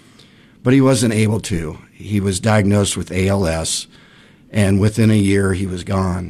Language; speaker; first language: English; native; English